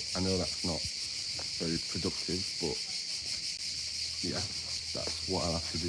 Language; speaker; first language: English; native; English